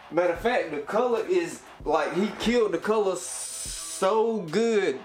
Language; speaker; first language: English; native; English